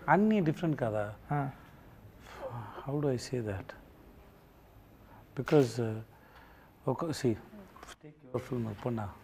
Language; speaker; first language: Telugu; non-native, learner; Tamil